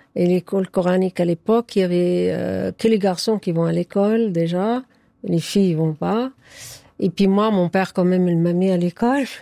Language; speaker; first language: French; non-native, fluent; Arabic